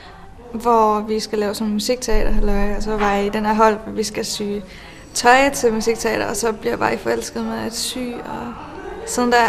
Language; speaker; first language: Danish; non-native, fluent; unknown